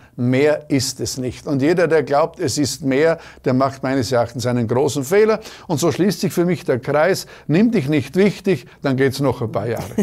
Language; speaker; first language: German; native; German